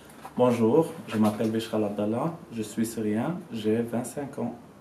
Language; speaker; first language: French; non-native, learner; Arabic